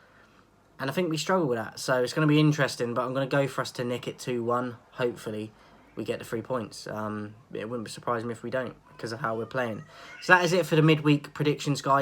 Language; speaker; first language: English; native; English